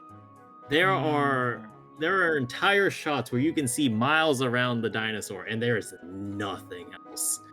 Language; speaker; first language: English; native; English